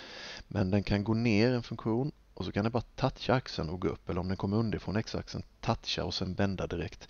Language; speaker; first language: Swedish; native; Swedish